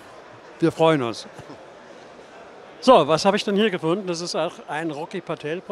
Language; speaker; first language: German; native; German